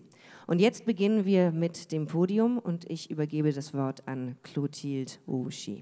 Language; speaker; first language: German; native; German